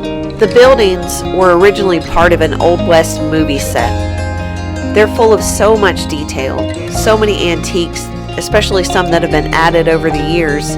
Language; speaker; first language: English; native; English